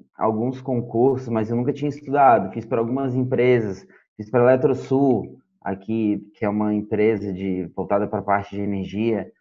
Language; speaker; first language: Portuguese; native; Portuguese